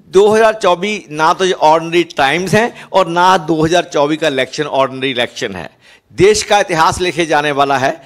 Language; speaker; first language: Hindi; non-native, local second language; Punjabi